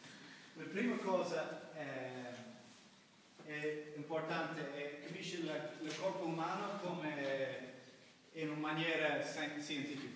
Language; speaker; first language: Italian; non-native, learner; English